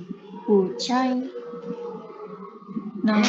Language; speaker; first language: Chinese; non-native, learner; Indonesian